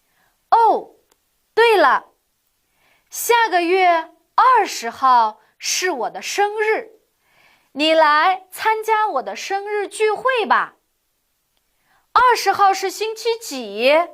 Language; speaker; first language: Chinese; non-native, fluent; Uyghur